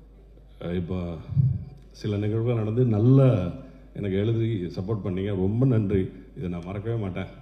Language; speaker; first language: Tamil; native; Tamil